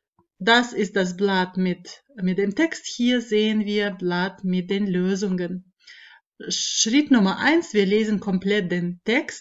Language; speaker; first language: German; non-native, fluent; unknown